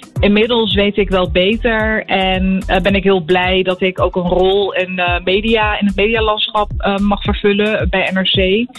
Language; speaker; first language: Dutch; early bilingual, other home language; Arabic